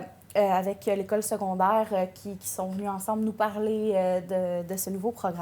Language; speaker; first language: French; native; French